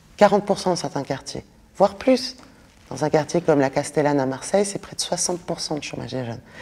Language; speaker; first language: French; native; French